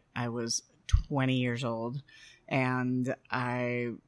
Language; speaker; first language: English; native; English